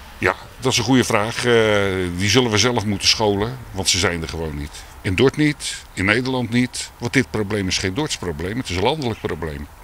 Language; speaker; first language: Dutch; native; Dutch